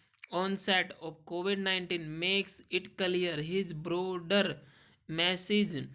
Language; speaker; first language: English; non-native, local second language; Hindi